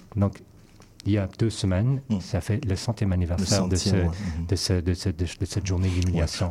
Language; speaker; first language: French; non-native, fluent; English